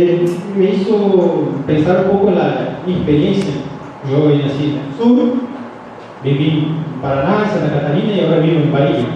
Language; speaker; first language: Spanish; non-native, fluent; Portuguese